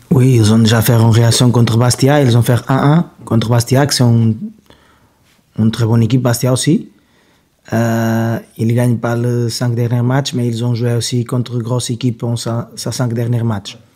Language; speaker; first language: French; non-native, fluent; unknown